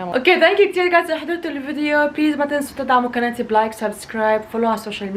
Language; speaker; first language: Arabic; native; Arabic